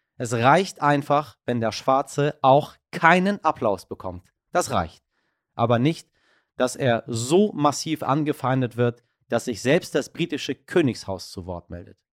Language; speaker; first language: German; early bilingual, other home language; Persian